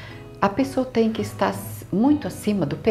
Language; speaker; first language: Portuguese; native; Portuguese